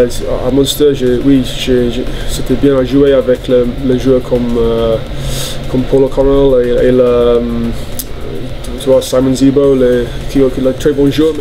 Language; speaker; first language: French; non-native, fluent; English